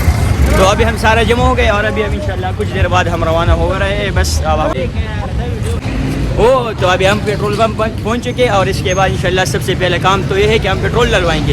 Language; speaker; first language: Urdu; non-native, local second language; Pashto